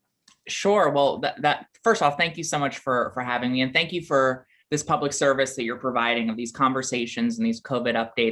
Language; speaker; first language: English; native; English